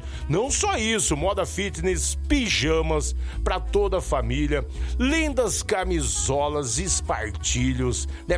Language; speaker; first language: Portuguese; native; Portuguese